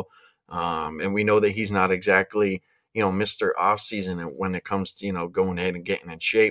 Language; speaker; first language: English; native; English